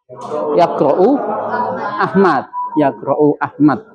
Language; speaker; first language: Arabic; non-native, fluent; Indonesian